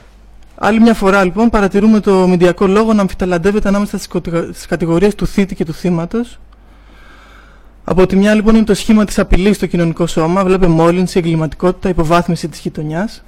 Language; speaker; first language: Greek; native; Greek